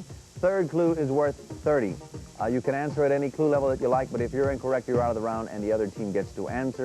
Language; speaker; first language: English; native; English